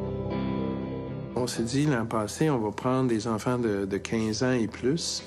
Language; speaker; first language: French; native; French